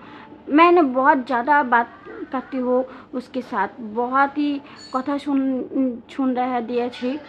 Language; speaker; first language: Hindi; non-native, learner; Bangla